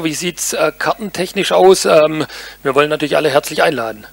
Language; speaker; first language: German; native; German